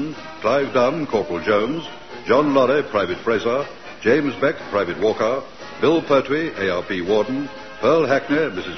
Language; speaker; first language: English; native; English